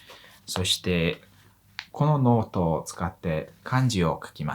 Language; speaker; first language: Japanese; non-native, learner; Mongolian